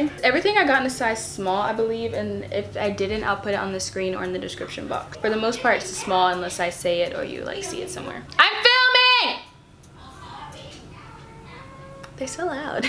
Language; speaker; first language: English; native; English